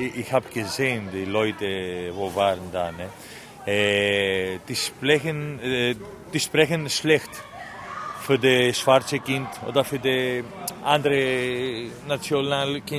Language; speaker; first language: German; non-native, learner; Greek